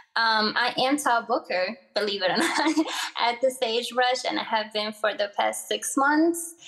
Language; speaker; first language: English; early bilingual, other home language; Arabic